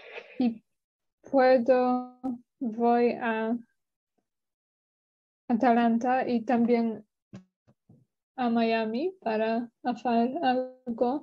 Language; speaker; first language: Spanish; non-native, learner; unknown